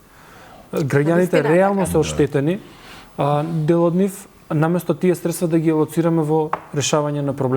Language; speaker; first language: Macedonian; native; Macedonian